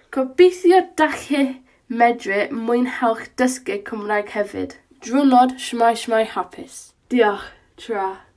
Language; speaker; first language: Welsh; non-native, learner; English